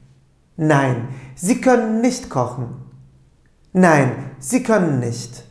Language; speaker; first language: German; non-native, fluent; Turkish